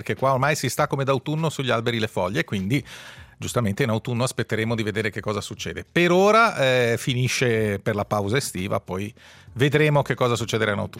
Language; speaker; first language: Italian; native; Italian